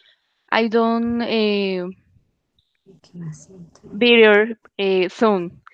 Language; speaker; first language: English; non-native, learner; Spanish